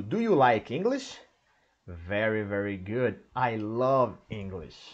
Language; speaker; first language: English; non-native, learner; Portuguese